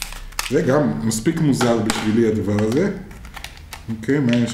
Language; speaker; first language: Hebrew; native; Hebrew